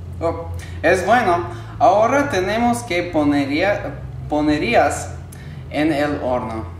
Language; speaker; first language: Spanish; non-native, learner; English